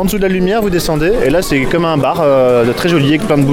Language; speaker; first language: French; native; French